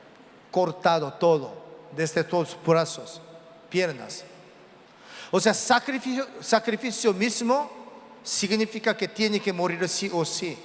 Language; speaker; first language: Spanish; non-native, learner; Korean